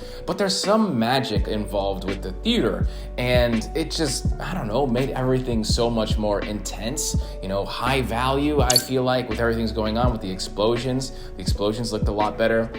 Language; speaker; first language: English; native; English